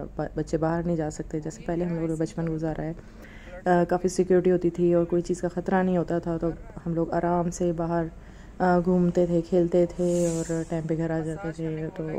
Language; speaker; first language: Urdu; native; Urdu